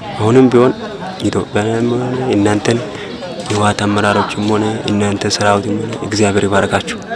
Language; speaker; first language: Amharic; non-native, local second language; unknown